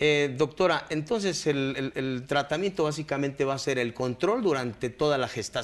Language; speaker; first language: Spanish; native; Spanish